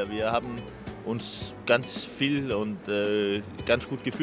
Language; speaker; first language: German; non-native, fluent; Danish